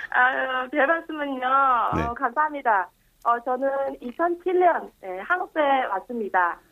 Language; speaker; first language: Korean; non-native, fluent; Vietnamese